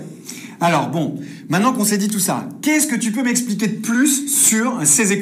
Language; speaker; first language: French; native; French